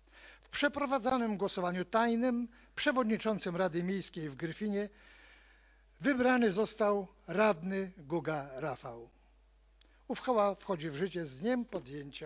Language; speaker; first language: Polish; native; Polish